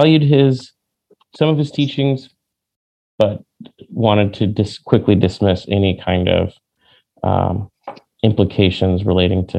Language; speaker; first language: English; native; English